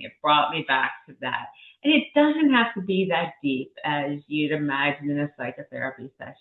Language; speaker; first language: English; native; English